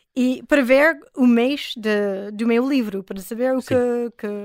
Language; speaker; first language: Portuguese; non-native, fluent; English